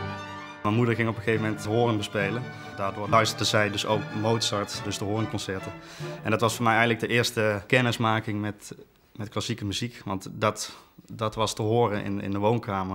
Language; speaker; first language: Dutch; native; Dutch